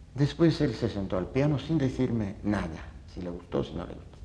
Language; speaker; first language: Spanish; early bilingual, other home language; Polish